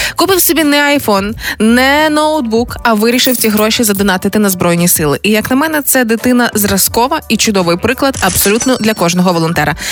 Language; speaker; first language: Ukrainian; native; Ukrainian